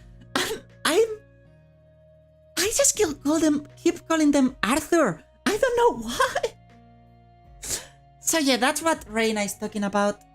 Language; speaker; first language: English; non-native, fluent; Spanish